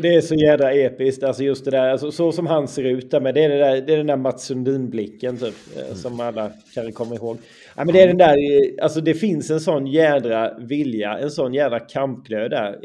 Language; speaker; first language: Swedish; native; Swedish